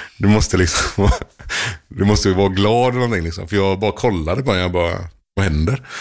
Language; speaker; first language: Swedish; early bilingual, other home language; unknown